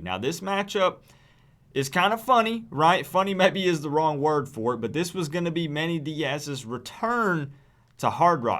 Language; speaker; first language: English; native; English